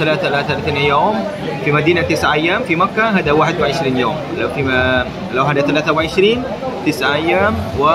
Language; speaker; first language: Arabic; non-native, fluent; Indonesian